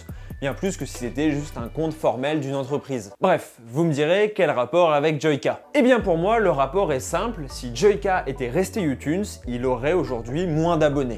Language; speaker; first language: French; native; French